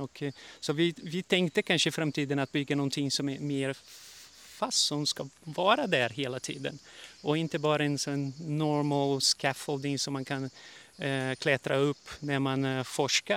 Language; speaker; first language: Swedish; early bilingual, heritage; Portuguese